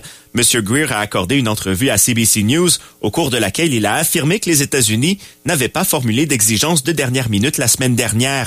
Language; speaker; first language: French; native; French